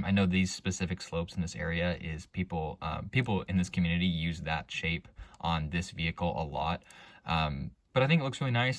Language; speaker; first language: English; native; English